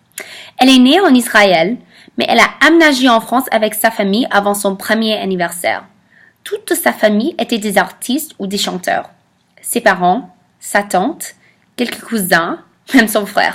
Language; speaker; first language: French; non-native, fluent; English